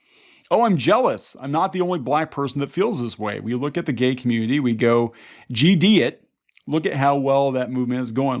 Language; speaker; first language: English; native; English